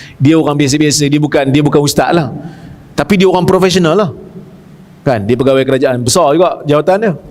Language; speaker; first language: Malay; native; Malay